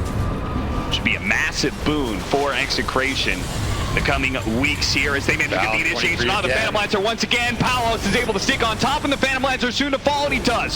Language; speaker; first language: English; native; English